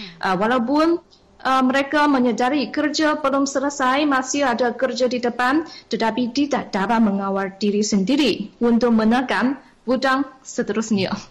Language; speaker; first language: Malay; non-native, fluent; Chinese